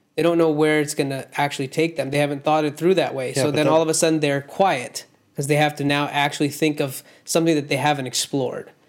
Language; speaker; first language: English; non-native, local second language; Hindi